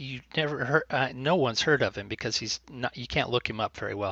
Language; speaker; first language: English; native; English